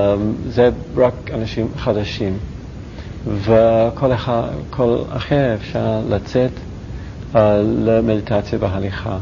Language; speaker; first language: Hebrew; non-native, learner; English